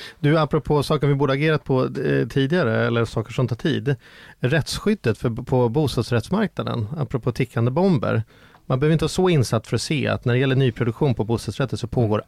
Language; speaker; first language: Swedish; native; Swedish